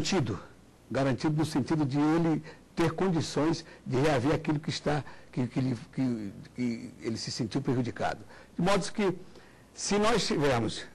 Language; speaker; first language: Portuguese; native; Portuguese